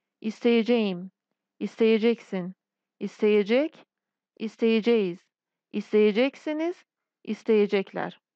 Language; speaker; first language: Turkish; non-native, fluent; Persian